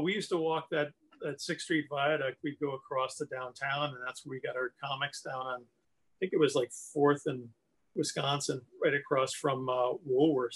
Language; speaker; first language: English; native; English